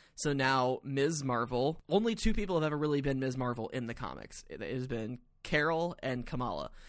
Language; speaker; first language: English; native; English